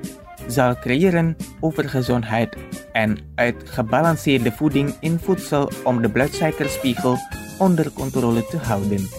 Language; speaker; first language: Dutch; non-native, fluent; Indonesian